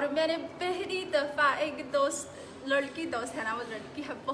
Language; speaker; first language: Hindi; non-native, fluent; Chinese